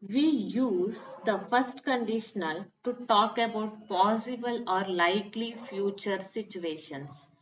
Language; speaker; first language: English; non-native, local second language; Kannada